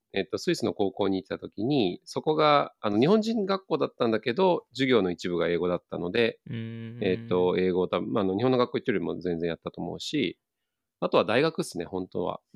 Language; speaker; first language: Japanese; early bilingual, other home language; Turkish